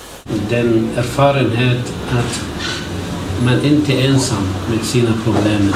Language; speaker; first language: Swedish; non-native, learner; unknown